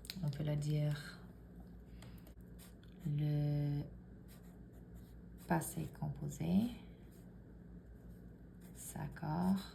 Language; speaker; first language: French; non-native, fluent; English